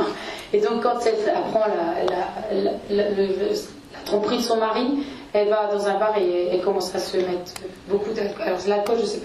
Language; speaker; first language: French; native; French